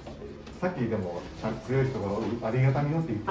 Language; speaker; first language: Japanese; native; Japanese